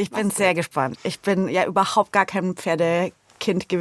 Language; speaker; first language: German; native; German